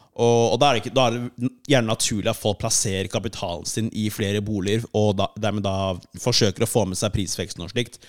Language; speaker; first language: Norwegian; early bilingual, other home language; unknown